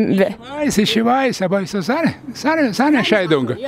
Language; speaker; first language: German; non-native, learner; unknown